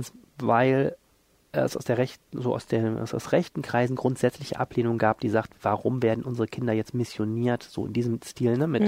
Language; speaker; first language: German; native; German